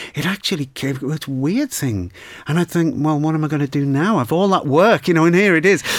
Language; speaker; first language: English; native; English